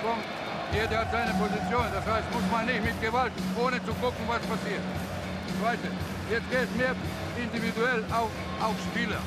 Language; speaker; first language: German; non-native, fluent; Croatian